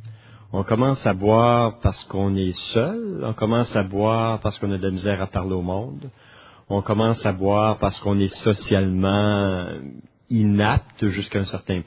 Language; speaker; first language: French; native; French